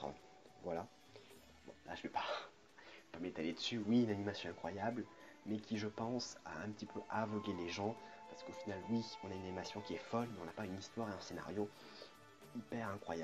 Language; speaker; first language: French; native; French